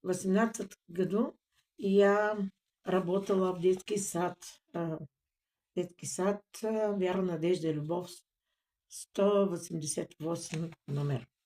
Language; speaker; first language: Russian; non-native, learner; Bulgarian